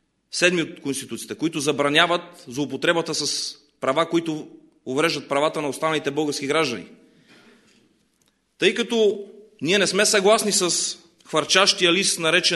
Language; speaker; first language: Bulgarian; native; Bulgarian